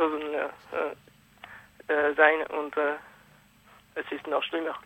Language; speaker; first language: German; non-native, fluent; French